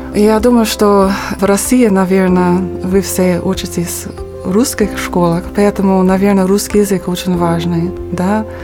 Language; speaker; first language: Russian; non-native, fluent; English